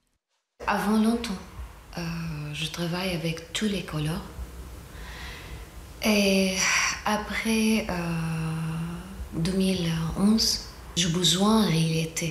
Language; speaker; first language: French; non-native, learner; Arabic